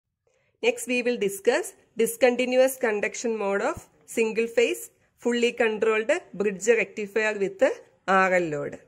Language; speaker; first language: English; non-native, local second language; Malayalam